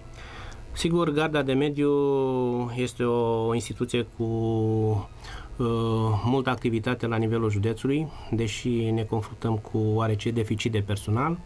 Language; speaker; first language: Romanian; native; Romanian